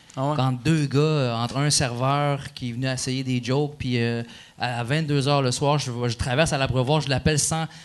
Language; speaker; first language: French; early bilingual, other home language; Arabic